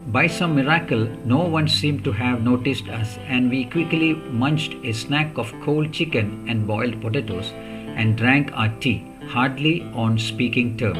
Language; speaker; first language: Malayalam; native; Malayalam